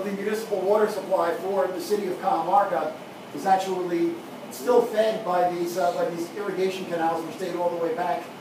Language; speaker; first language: English; native; English